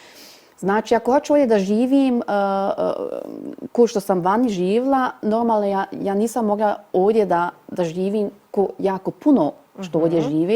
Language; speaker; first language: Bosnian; early bilingual, heritage; Bosnian